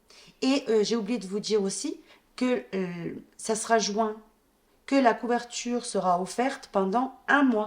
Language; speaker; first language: French; native; French